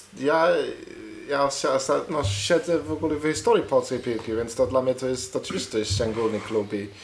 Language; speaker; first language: Polish; non-native, learner; English